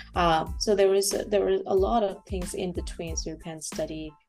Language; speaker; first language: English; non-native, local second language; Bangla